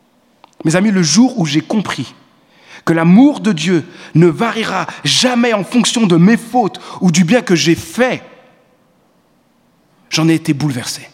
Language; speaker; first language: French; native; French